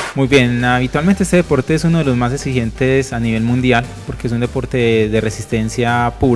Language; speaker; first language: Spanish; native; Spanish